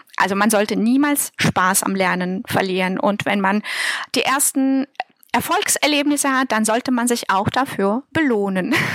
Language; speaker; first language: German; non-native, fluent; Russian